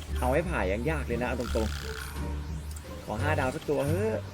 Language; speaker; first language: Thai; native; Thai